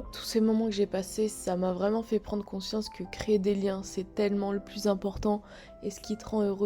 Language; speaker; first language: French; native; French